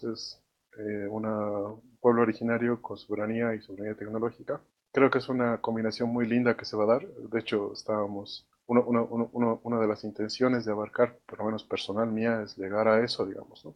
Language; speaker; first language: Spanish; native; Spanish